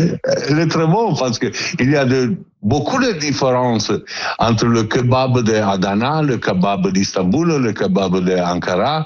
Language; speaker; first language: French; non-native, learner; Italian